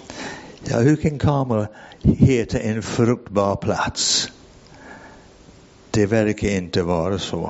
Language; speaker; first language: Swedish; non-native, fluent; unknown